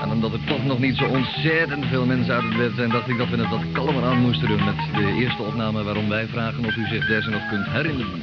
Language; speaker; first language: Dutch; native; Dutch